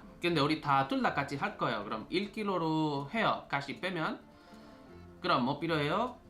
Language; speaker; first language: Korean; non-native, fluent; Spanish